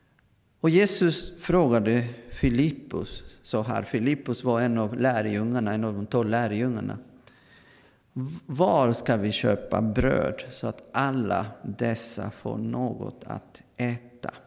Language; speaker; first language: Swedish; non-native, fluent; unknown